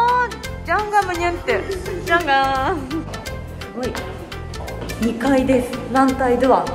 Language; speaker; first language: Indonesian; non-native, learner; Japanese